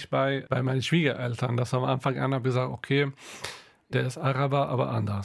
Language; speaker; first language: German; non-native, local second language; Arabic